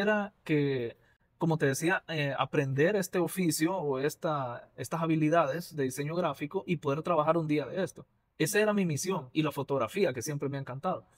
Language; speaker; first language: Spanish; native; Spanish